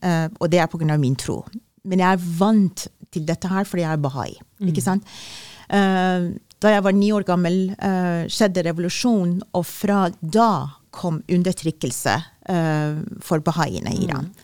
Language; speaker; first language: Norwegian; non-native, fluent; Persian